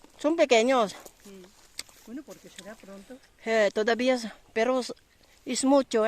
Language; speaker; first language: Spanish; non-native, learner; Filipino